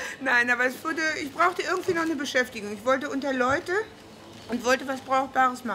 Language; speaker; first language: German; native; German